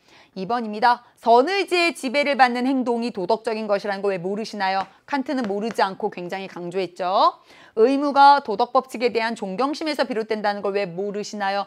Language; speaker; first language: Korean; native; Korean